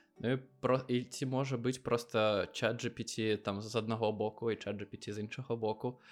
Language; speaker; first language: Belarusian; non-native, local second language; Russian